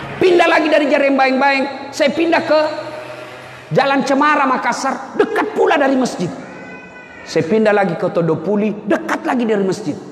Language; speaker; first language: Indonesian; non-native, local second language; Buginese